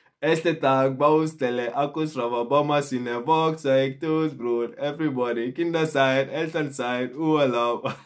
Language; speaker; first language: German; non-native, learner; Mandingo